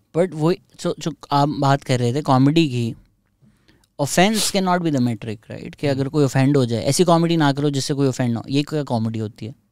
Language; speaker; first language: Urdu; native; Urdu